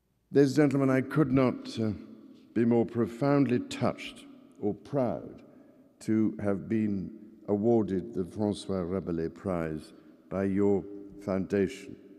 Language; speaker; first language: English; native; English